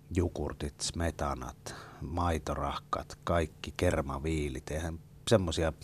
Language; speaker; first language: Finnish; native; Finnish